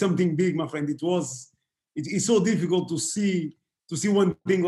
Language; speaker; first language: English; non-native, fluent; Portuguese